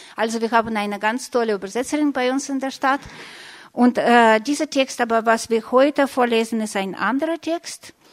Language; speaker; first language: German; non-native, fluent; Russian